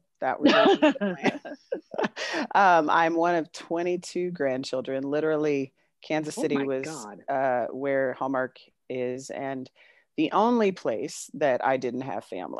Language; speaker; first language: English; native; English